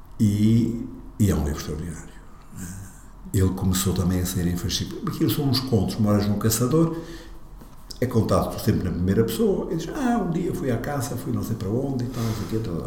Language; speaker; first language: Portuguese; native; Portuguese